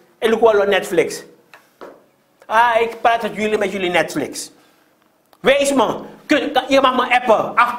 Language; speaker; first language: Dutch; non-native, local second language; Sranan Tongo